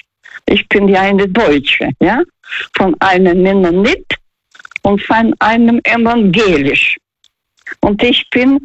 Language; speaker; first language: German; non-native, fluent; Russian